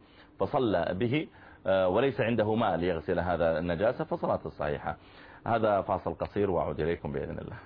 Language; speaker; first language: Arabic; native; Arabic